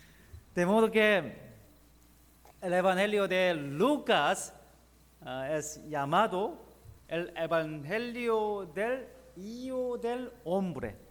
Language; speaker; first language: Spanish; non-native, learner; Korean